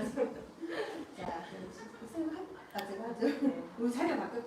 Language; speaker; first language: Korean; native; Korean